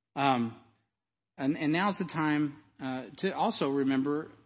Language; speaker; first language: English; native; English